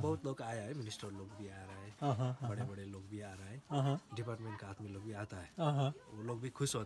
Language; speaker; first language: Hindi; non-native, local second language; Nepali